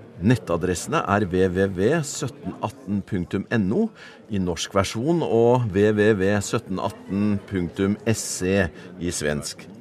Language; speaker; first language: Norwegian; native; Norwegian